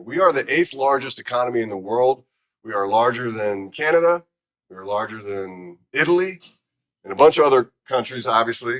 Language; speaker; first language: English; native; English